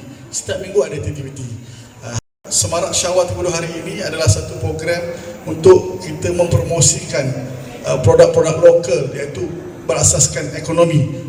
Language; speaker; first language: Malay; native; Malay